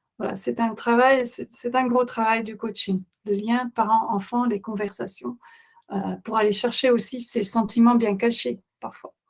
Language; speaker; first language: French; non-native, fluent; Dutch